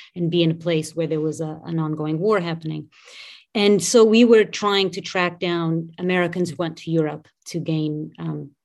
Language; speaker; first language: English; non-native, fluent; Portuguese